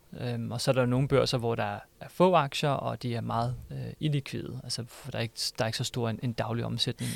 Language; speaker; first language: Danish; native; Danish